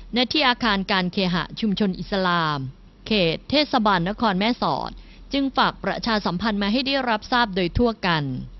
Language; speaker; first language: Thai; native; Thai